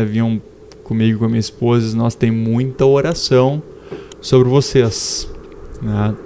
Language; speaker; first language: Portuguese; native; Portuguese